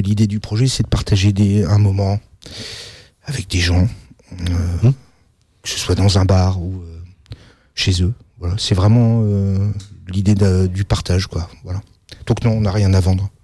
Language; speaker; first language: French; native; French